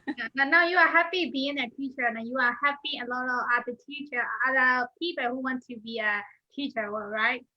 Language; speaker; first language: English; non-native, learner; Burmese